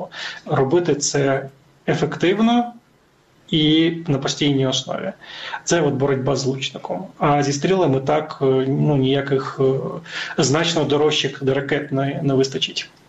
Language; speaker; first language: Ukrainian; native; Ukrainian